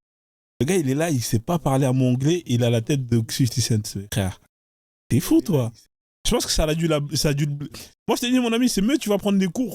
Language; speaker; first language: French; native; French